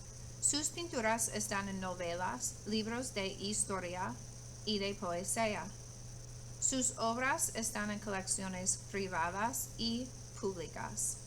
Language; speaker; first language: Spanish; non-native, fluent; English